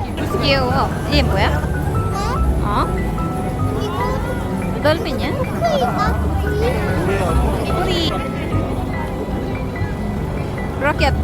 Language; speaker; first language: Korean; non-native, learner; Filipino